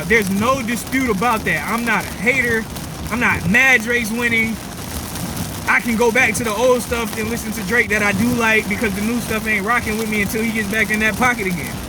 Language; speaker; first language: English; native; English